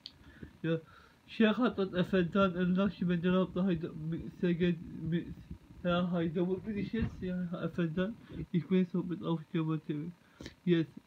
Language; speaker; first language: German; non-native, learner; Turkish